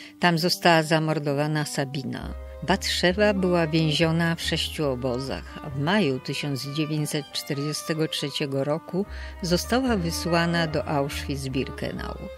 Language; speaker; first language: Polish; native; Polish